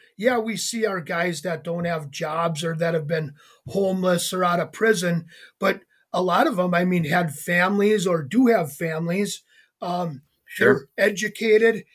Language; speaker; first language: English; native; English